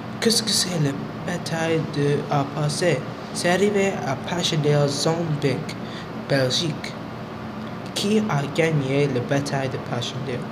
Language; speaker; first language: French; non-native, learner; English